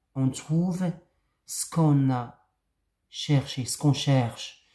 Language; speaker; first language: French; non-native, local second language; Arabic